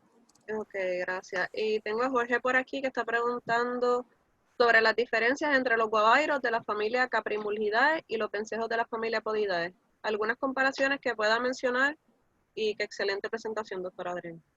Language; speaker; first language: Spanish; native; Spanish